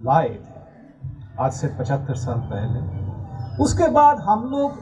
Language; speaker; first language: Hindi; non-native, local second language; Bangla